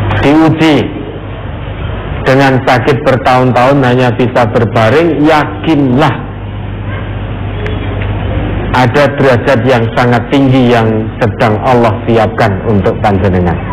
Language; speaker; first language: Indonesian; non-native, local second language; Javanese